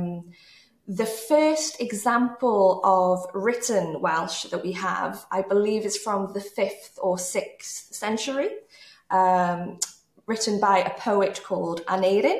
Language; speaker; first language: English; native; English